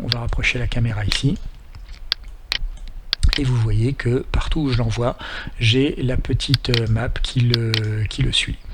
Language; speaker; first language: French; native; French